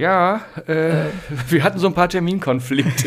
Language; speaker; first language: German; native; German